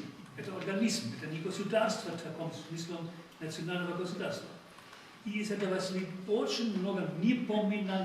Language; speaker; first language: Russian; non-native, fluent; German